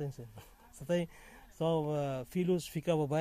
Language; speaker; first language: Portuguese; non-native, learner; Bangla